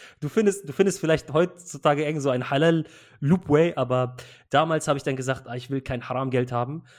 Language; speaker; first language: German; early bilingual, other home language; Arabic